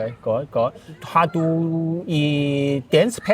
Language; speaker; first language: Danish; non-native, learner; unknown